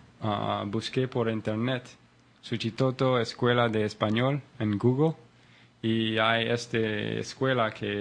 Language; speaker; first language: Spanish; non-native, learner; English